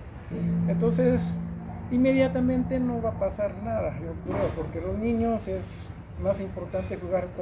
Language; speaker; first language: Spanish; non-native, learner; Japanese